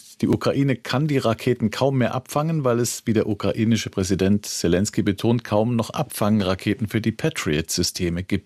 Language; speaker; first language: German; native; German